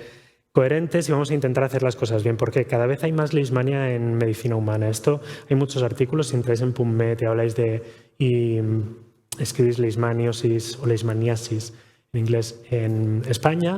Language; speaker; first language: Spanish; native; Spanish